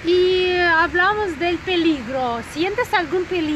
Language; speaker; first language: Spanish; non-native, fluent; Russian